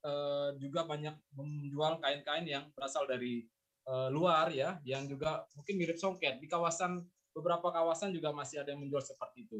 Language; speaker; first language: Indonesian; native; Indonesian